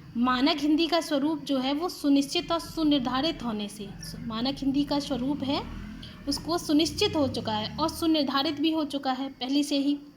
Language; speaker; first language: Hindi; native; Hindi